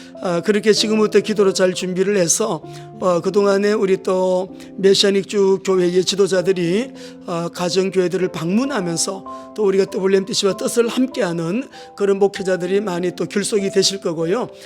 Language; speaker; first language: Korean; native; Korean